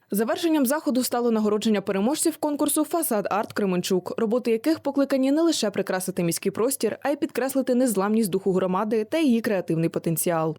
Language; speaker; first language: Ukrainian; native; Ukrainian